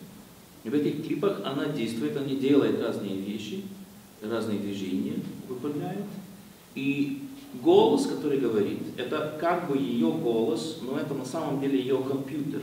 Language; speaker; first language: Russian; non-native, fluent; Swedish